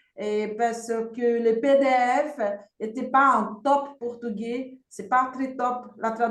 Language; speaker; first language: French; non-native, fluent; Portuguese